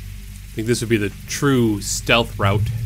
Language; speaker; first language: English; native; English